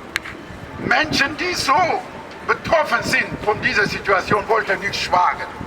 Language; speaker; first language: German; non-native, learner; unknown